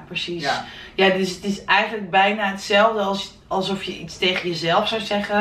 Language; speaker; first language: Dutch; native; Dutch